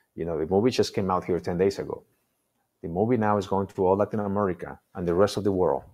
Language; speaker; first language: English; non-native, fluent; Spanish